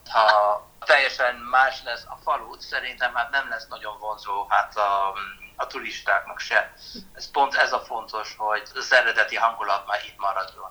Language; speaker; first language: Hungarian; non-native, fluent; Dutch